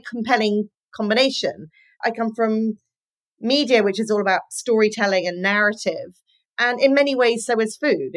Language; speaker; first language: English; native; English